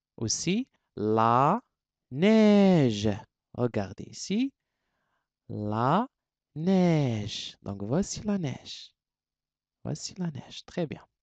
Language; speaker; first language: French; non-native, local second language; Arabic